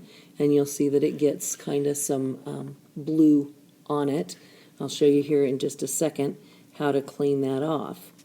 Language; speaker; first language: English; native; English